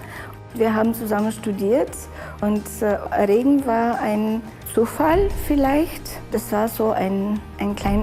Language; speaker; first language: German; non-native, fluent; Bulgarian